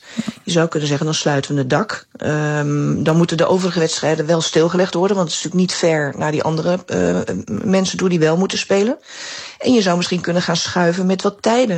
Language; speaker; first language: Dutch; native; Dutch